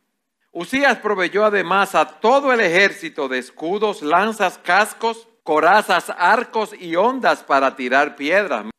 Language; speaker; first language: Spanish; native; Spanish